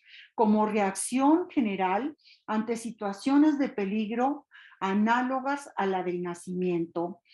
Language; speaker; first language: Spanish; native; Spanish